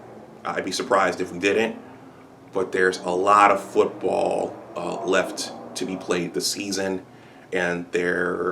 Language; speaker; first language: English; native; English